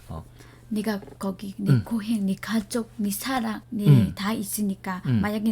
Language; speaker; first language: Korean; non-native, learner; Vietnamese